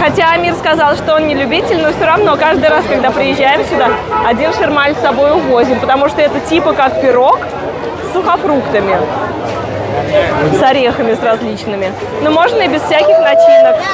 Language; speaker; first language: Russian; native; Russian